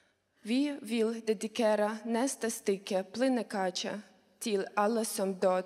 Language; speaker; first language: Swedish; non-native, learner; Ukrainian